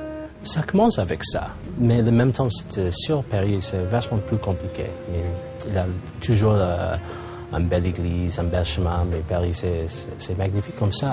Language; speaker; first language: French; non-native, fluent; English